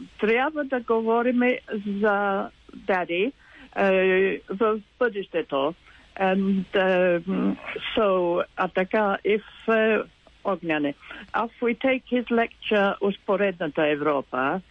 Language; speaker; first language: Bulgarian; non-native, learner; English